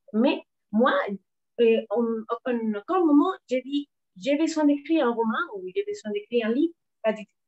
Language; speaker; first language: French; non-native, learner; Spanish